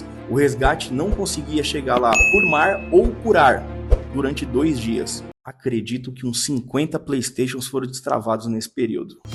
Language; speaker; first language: Portuguese; native; Portuguese